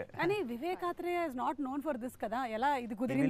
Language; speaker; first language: Telugu; native; Telugu